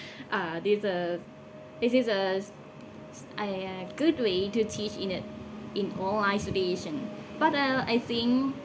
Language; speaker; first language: English; non-native, learner; Thai